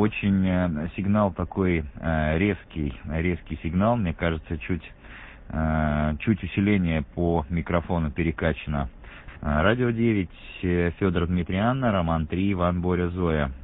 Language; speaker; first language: Russian; native; Russian